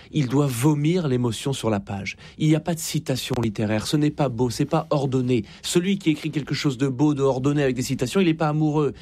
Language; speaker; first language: French; native; French